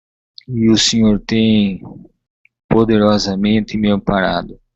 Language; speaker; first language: Portuguese; native; Portuguese